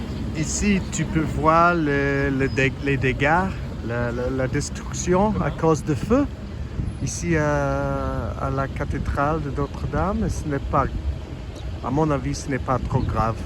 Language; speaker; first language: French; non-native, learner; English